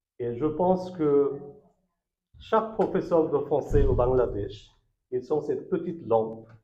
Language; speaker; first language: French; non-native, fluent; Bangla